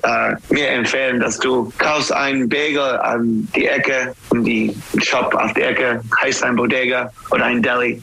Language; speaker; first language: German; non-native, learner; English